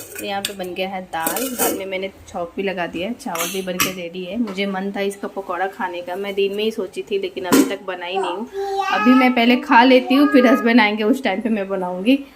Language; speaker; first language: Hindi; native; Hindi